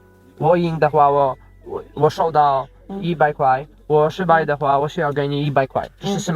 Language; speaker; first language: Chinese; non-native, learner; Polish